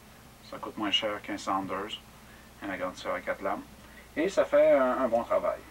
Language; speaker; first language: French; native; French